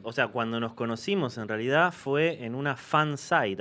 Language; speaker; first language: Spanish; native; Spanish